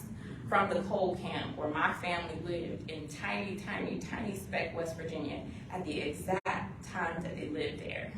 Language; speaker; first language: English; native; English